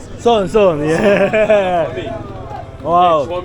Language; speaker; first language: English; non-native, learner; Korean